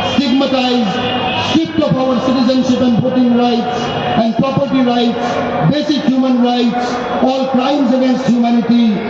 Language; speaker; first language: English; non-native, local second language; Bangla